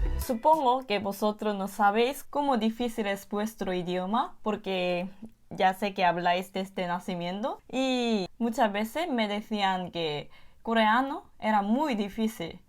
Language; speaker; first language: Spanish; non-native, fluent; Korean